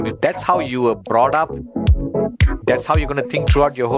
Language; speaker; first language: English; non-native, local second language; Tamil